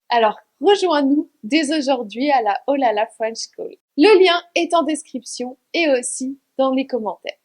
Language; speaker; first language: French; native; French